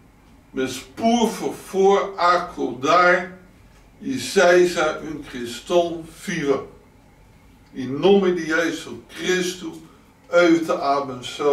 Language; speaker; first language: Portuguese; non-native, learner; Dutch